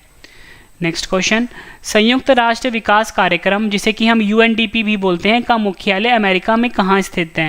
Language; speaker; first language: Hindi; native; Hindi